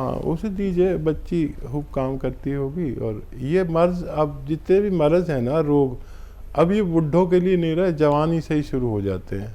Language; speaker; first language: Hindi; native; Hindi